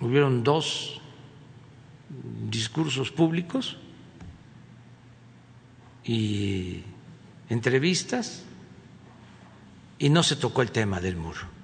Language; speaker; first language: Spanish; native; Spanish